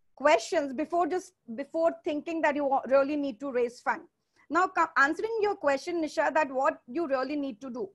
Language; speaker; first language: English; non-native, local second language; Hindi